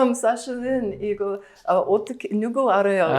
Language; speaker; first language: Korean; non-native, learner; English